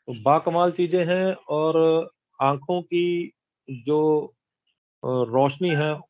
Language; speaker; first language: Hindi; non-native, local second language; Punjabi